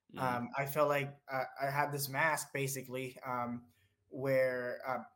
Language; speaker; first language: English; early bilingual, other home language; Spanish